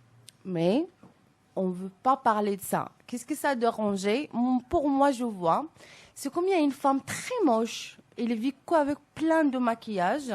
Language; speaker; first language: French; non-native, local second language; Arabic